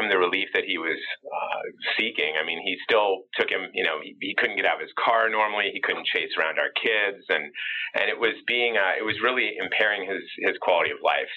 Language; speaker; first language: English; native; English